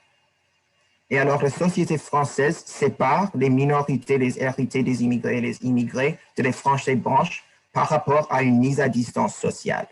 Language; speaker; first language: French; non-native, learner; English